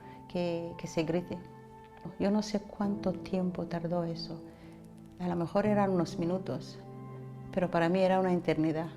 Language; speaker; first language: Spanish; non-native, fluent; Somali